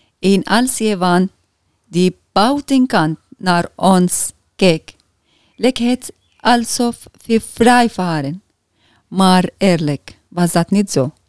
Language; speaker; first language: Dutch; non-native, learner; Arabic